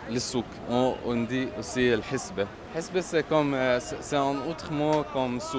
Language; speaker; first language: French; non-native, fluent; Arabic